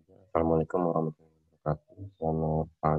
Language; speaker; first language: Indonesian; native; Indonesian